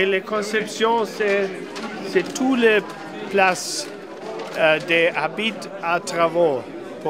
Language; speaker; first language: French; non-native, learner; German